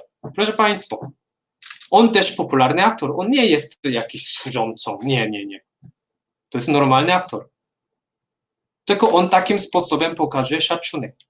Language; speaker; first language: Polish; non-native, fluent; Korean